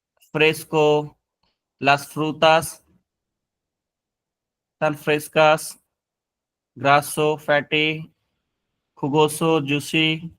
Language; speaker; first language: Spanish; non-native, learner; Hindi